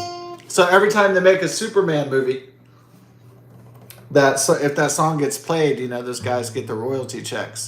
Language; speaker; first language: English; native; English